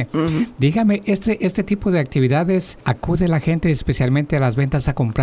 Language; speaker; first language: Spanish; native; Spanish